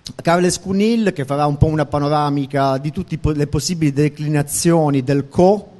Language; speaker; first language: Italian; native; Italian